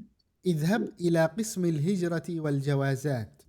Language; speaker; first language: Arabic; non-native, fluent; Indonesian